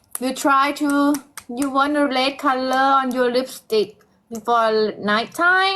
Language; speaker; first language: English; non-native, learner; Thai